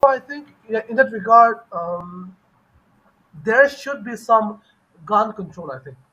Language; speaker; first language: English; non-native, fluent; Bangla